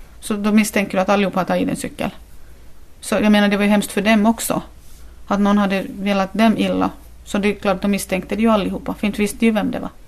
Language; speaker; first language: Swedish; native; Swedish